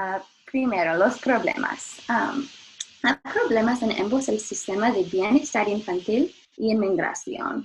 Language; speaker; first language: Spanish; non-native, learner; English